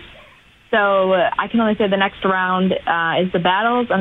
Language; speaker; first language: English; native; English